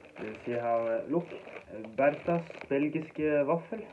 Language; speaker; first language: English; non-native, fluent; Danish